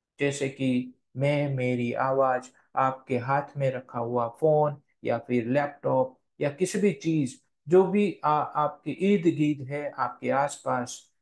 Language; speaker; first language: Hindi; non-native, local second language; Gujarati